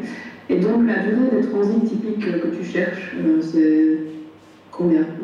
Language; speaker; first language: French; native; French